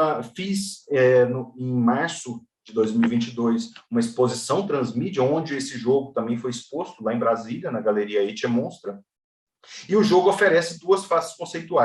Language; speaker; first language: Portuguese; native; Portuguese